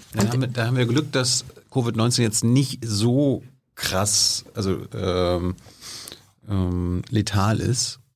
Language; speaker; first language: German; native; German